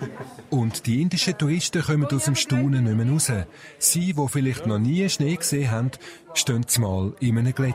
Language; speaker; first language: German; native; German